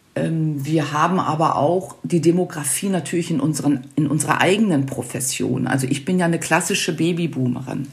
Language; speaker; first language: German; native; German